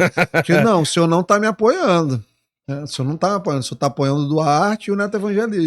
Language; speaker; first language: Portuguese; native; Portuguese